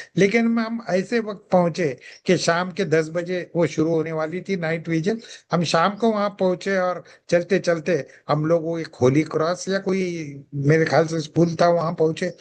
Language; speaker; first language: Hindi; non-native, local second language; Marathi